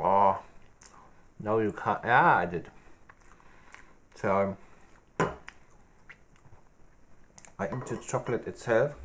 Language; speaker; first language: English; non-native, learner; German